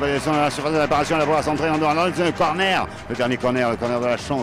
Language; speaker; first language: French; native; French